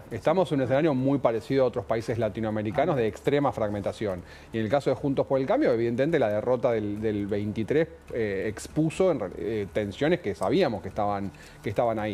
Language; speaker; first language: Spanish; native; Spanish